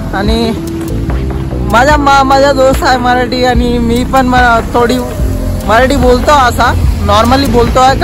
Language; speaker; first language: Marathi; non-native, local second language; Hindi